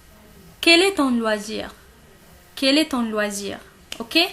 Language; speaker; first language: French; non-native, local second language; Arabic